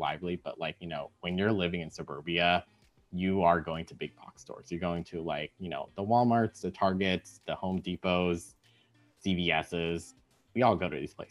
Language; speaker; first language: English; native; English